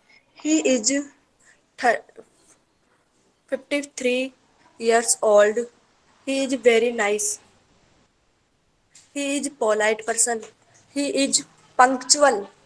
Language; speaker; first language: English; non-native, learner; Hindi